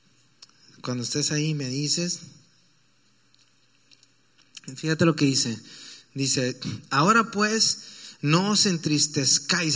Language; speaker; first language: Spanish; native; Spanish